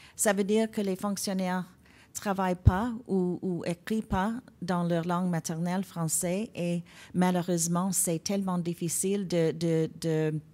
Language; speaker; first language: French; non-native, local second language; English